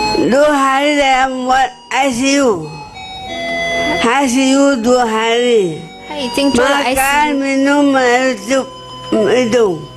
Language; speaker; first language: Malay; non-native, local second language; Chinese